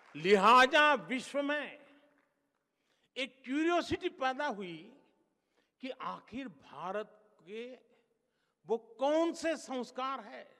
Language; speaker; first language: Hindi; non-native, local second language; Gujarati